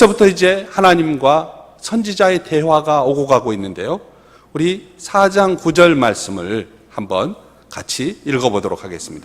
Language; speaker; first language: Korean; native; Korean